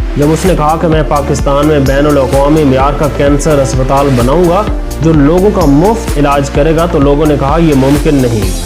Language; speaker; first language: Urdu; native; Urdu